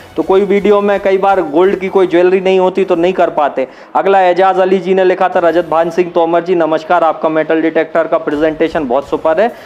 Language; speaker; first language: Hindi; native; Hindi